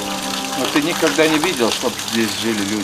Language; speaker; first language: Russian; non-native, fluent; Latvian